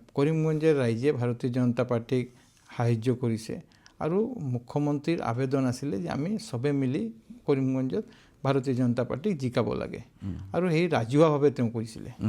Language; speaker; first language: Assamese; non-native, local second language; Bangla